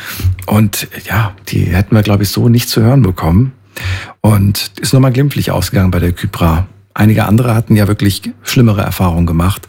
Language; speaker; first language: German; native; German